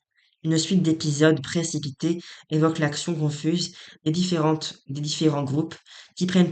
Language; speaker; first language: French; native; French